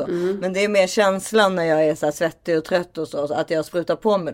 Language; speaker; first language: Swedish; native; Swedish